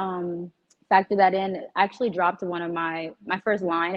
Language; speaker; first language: English; native; English